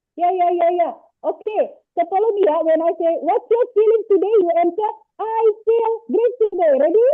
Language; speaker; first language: English; non-native, learner; Indonesian